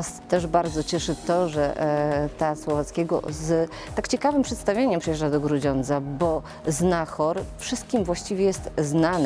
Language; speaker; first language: Polish; native; Polish